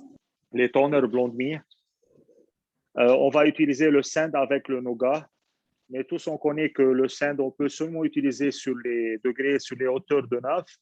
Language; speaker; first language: French; non-native, fluent; Arabic